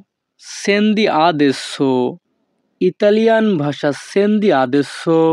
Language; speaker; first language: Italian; non-native, learner; Bangla